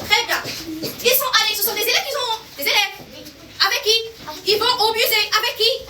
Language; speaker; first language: French; non-native, local second language; Arabic